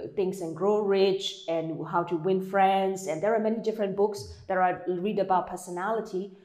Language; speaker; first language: English; non-native, fluent; Burmese